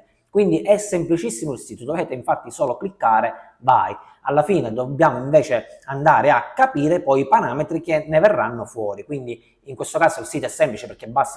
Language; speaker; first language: Italian; native; Italian